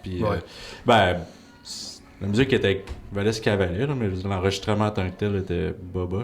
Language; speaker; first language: French; native; French